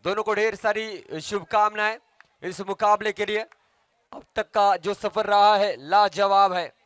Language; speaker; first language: Hindi; non-native, local second language; Marathi